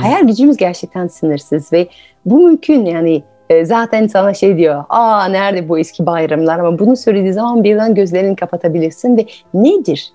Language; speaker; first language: Turkish; non-native, fluent; French